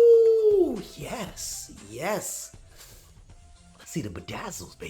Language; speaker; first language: English; native; English